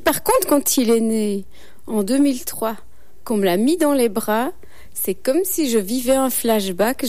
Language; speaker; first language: French; native; French